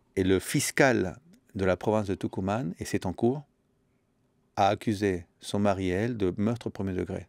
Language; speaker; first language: French; early bilingual, other home language; Spanish